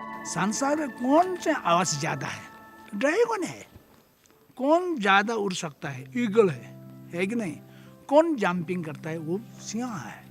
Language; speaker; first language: Hindi; non-native, local second language; Nepali